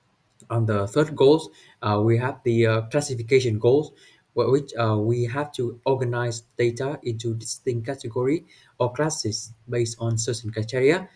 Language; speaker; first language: English; non-native, learner; Vietnamese